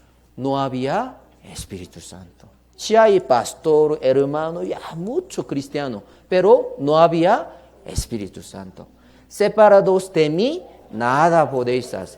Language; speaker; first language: Spanish; non-native, learner; Korean